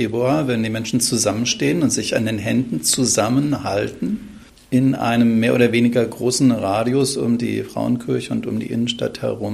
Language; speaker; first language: German; native; German